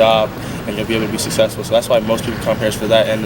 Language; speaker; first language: English; native; English